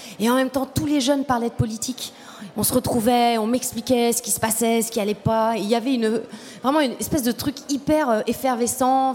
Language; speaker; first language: French; early bilingual, other home language; Spanish